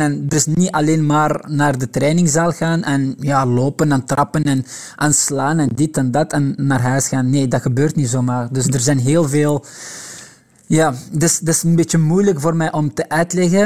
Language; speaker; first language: Dutch; non-native, local second language; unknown